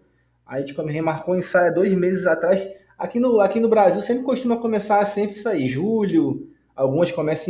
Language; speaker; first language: Portuguese; native; Portuguese